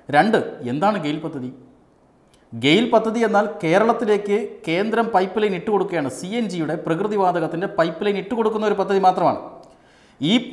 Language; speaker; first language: Malayalam; native; Malayalam